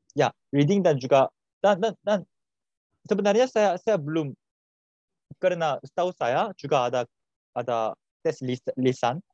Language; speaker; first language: Indonesian; non-native, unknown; Korean